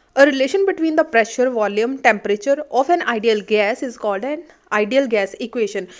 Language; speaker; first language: English; non-native, local second language; Punjabi